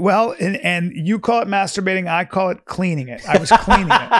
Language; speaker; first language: English; early bilingual, other home language; French